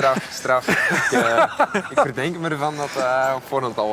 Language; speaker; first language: Dutch; native; Dutch